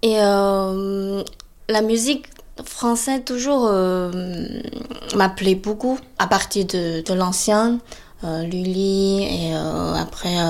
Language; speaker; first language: French; non-native, fluent; Chinese